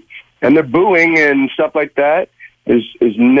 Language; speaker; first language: English; native; English